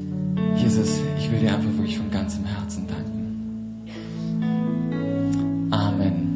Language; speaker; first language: German; native; German